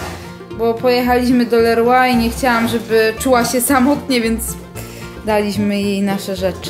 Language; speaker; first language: Polish; native; Polish